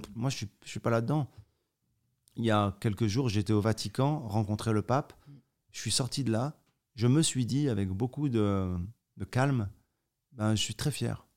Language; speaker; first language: French; native; French